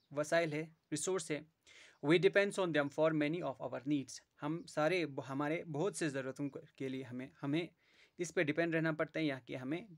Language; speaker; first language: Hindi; non-native, local second language; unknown